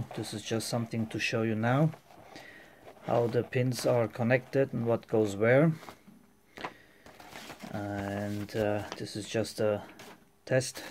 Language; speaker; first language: English; non-native, fluent; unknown